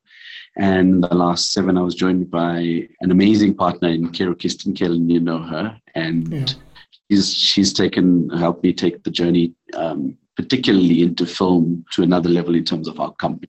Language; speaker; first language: English; native; English